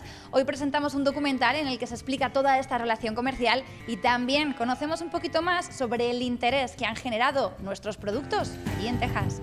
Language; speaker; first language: Spanish; native; Spanish